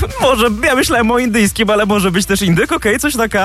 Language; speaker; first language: Polish; native; Polish